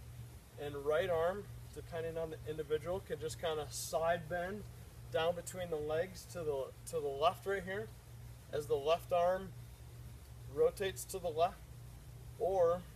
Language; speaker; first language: English; native; English